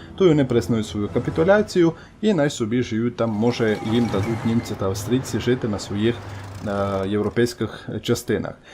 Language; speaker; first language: Ukrainian; native; Ukrainian